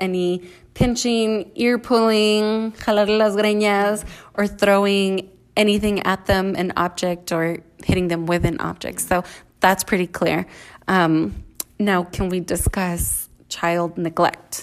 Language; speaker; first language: English; early bilingual, other home language; Spanish